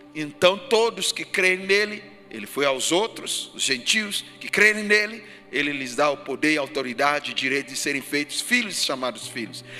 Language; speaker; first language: Portuguese; non-native, fluent; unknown